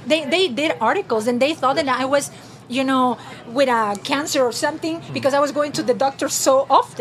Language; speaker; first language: English; non-native, fluent; Spanish